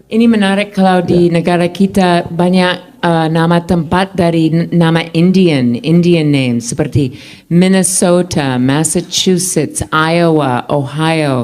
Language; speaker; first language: Indonesian; non-native, fluent; English